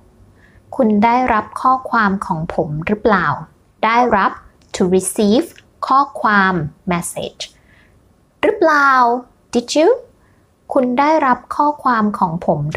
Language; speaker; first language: Thai; native; Thai